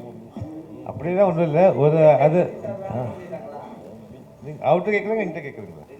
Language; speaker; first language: Tamil; early bilingual, heritage; Tamil